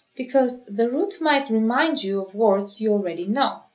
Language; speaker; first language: English; non-native, fluent; Greek